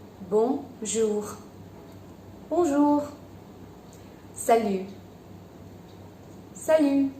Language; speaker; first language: French; non-native, fluent; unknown